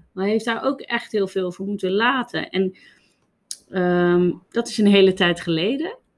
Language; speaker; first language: Dutch; native; Dutch